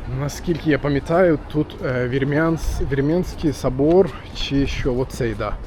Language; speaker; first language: Ukrainian; non-native, fluent; Turkish